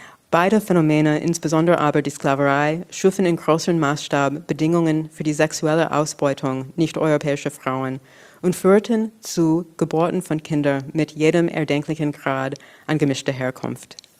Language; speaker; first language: German; non-native, fluent; English